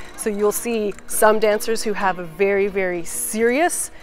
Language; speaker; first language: English; native; English